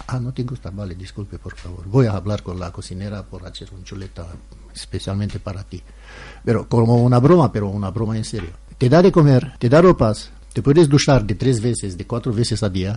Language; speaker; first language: Spanish; non-native, learner; Romanian